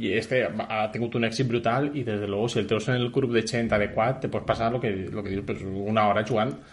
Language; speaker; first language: Spanish; non-native, local second language; Catalan